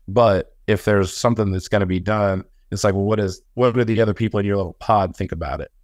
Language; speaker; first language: English; native; English